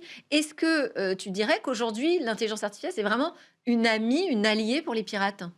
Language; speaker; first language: French; native; French